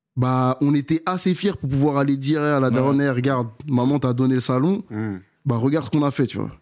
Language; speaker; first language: French; native; French